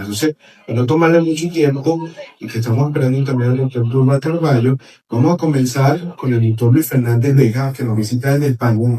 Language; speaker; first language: Spanish; native; Spanish